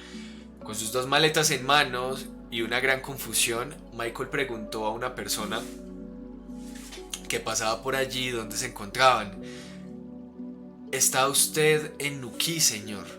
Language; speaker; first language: Spanish; native; Spanish